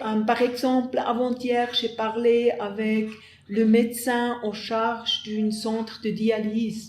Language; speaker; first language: French; non-native, fluent; German